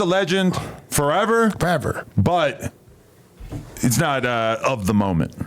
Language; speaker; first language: English; native; English